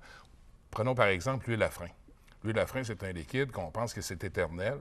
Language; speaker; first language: French; native; French